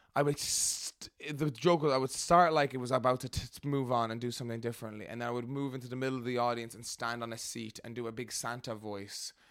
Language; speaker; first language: English; native; English